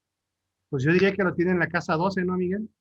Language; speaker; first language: Spanish; native; Spanish